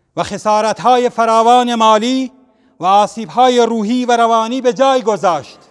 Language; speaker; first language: Persian; non-native, local second language; Central Kurdish